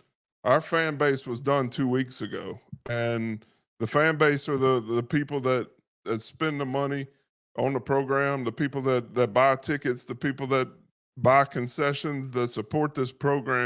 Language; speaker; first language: English; native; English